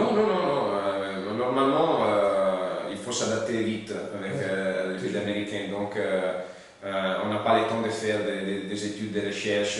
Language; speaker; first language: French; non-native, learner; Italian